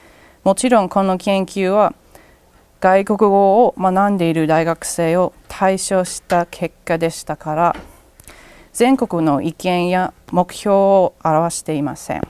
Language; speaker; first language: Japanese; non-native, learner; English